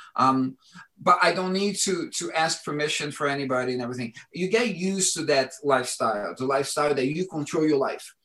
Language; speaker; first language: English; non-native, fluent; Portuguese